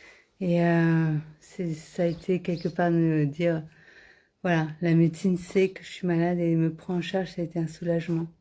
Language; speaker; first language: French; native; French